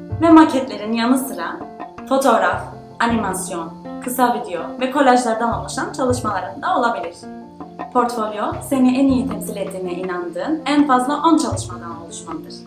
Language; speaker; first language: Turkish; native; Turkish